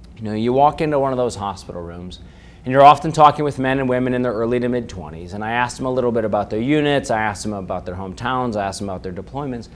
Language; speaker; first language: English; native; English